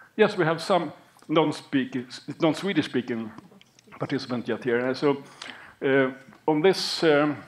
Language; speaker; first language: English; non-native, fluent; Swedish